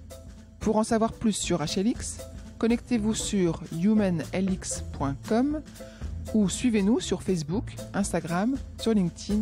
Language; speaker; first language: French; native; French